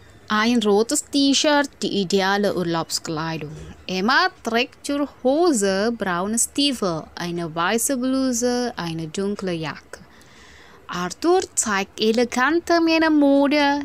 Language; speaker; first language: German; non-native, fluent; Indonesian